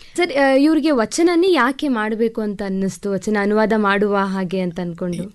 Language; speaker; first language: Kannada; native; Kannada